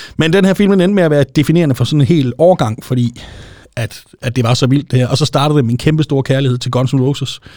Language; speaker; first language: Danish; native; Danish